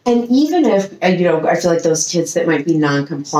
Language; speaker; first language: English; native; English